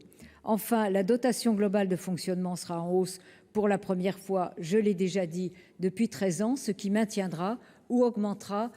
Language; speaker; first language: French; native; French